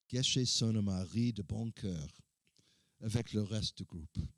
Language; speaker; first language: French; non-native, learner; English